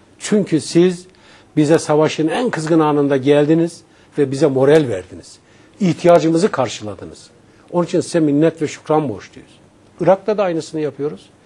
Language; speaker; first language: Turkish; native; Turkish